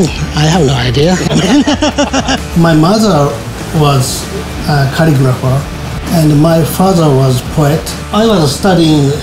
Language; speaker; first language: English; non-native, learner; Japanese